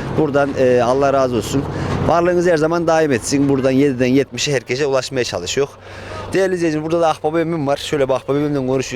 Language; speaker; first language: Turkish; native; Turkish